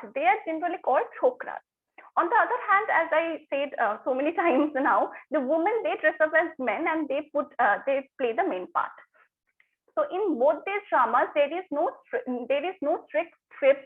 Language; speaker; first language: English; non-native, local second language; Bangla